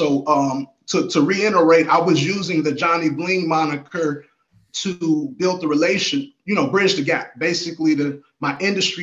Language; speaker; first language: English; native; English